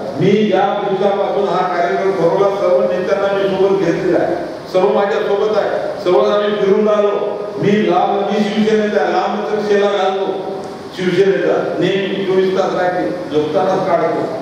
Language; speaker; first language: Marathi; non-native, local second language; Lambadi